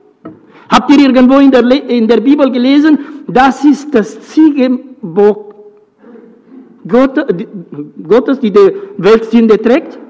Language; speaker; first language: German; non-native, fluent; Romanian